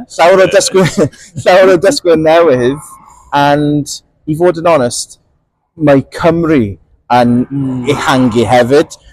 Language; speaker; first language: Welsh; non-native, local second language; English